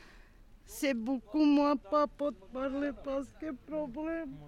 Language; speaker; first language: French; non-native, learner; Serbian